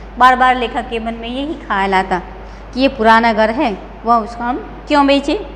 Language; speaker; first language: Hindi; non-native, local second language; Gujarati